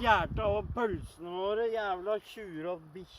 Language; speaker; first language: Norwegian; native; Norwegian